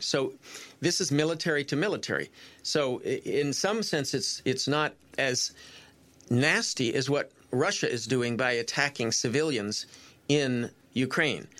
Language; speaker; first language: English; native; English